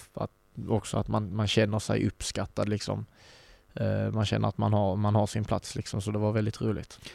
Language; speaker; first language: Swedish; native; Swedish